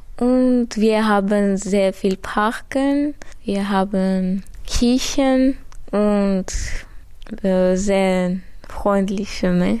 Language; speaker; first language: German; non-native, learner; Armenian